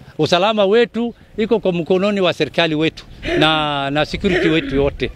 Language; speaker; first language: Swahili; non-native, local second language; Somali